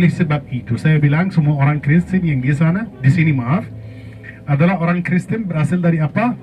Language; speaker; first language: Indonesian; non-native, fluent; Arabic